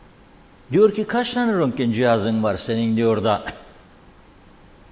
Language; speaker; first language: Turkish; native; Turkish